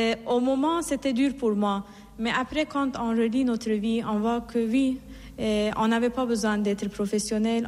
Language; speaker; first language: French; non-native, fluent; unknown